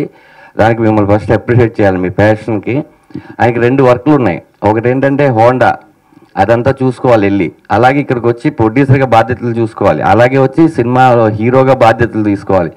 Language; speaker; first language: Telugu; native; Telugu